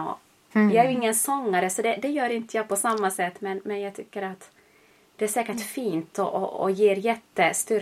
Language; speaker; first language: Swedish; native; Swedish